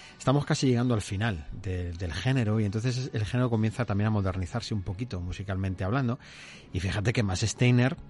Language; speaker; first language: Spanish; native; Spanish